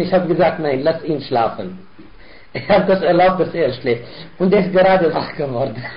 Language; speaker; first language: German; non-native, fluent; Arabic